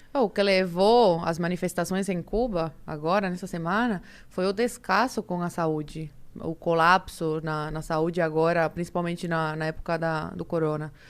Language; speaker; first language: Portuguese; early bilingual, other home language; Spanish